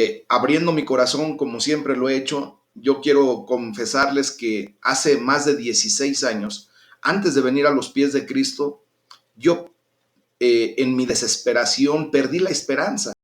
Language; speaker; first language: Spanish; native; Spanish